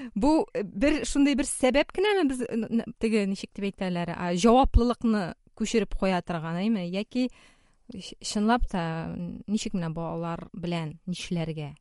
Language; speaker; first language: Tatar; native; Tatar